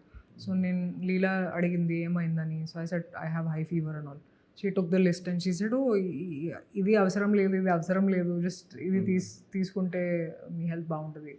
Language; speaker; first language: Telugu; non-native, local second language; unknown